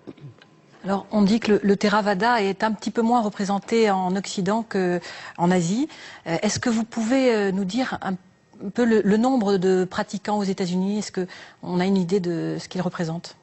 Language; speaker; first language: French; native; French